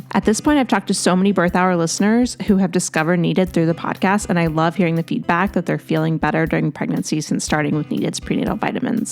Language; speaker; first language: English; native; English